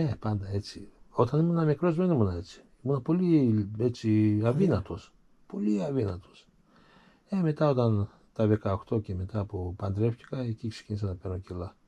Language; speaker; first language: Greek; early bilingual, heritage; Greek